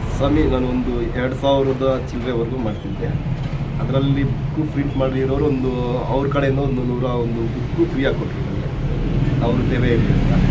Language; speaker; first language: Kannada; non-native, local second language; Telugu